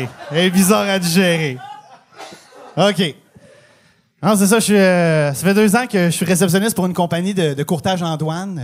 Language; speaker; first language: French; native; French